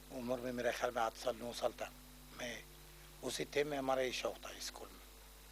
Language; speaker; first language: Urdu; non-native, learner; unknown